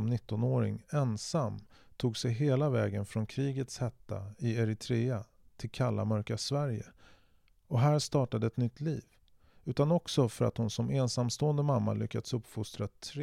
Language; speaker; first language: Swedish; native; Swedish